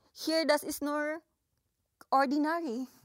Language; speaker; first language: German; non-native, learner; Filipino